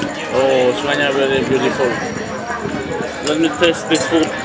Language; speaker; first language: English; non-native, learner; Khmer